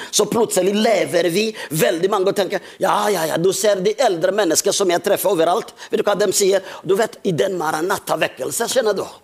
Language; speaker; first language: Norwegian; non-native, fluent; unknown